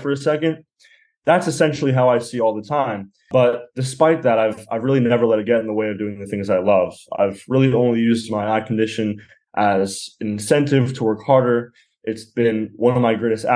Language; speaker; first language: English; native; English